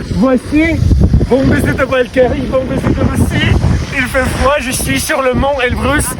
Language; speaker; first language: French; non-native, fluent; Russian